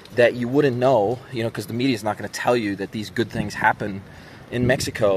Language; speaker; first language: English; native; English